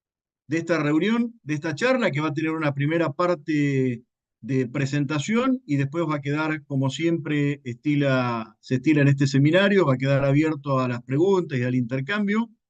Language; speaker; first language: Spanish; native; Spanish